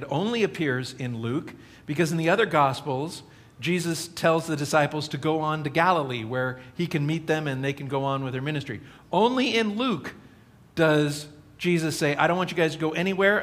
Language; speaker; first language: English; native; English